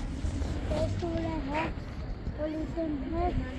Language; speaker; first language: Swedish; early bilingual, other home language; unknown